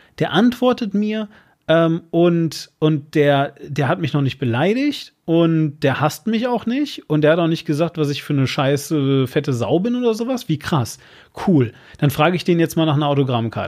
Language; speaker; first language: German; native; German